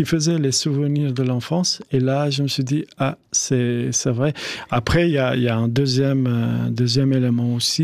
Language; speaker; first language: French; non-native, fluent; Albanian